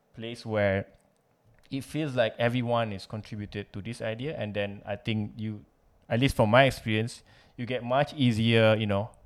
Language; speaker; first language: English; non-native, local second language; Malay